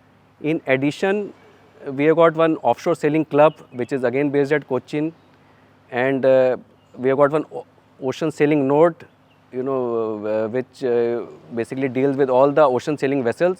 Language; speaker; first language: English; non-native, fluent; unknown